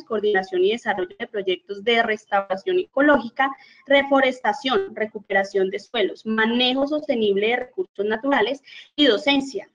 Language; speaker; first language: Spanish; native; Spanish